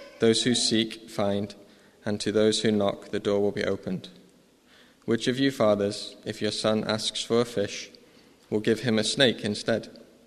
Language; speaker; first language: English; native; English